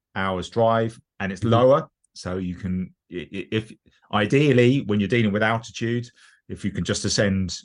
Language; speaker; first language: English; native; English